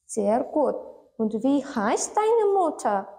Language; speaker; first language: German; non-native, learner; Turkmen